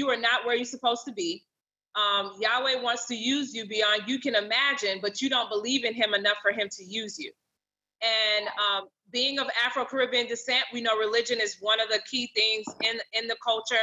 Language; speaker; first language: English; native; English